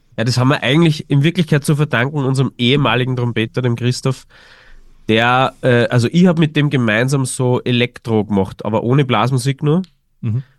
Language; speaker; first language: German; native; German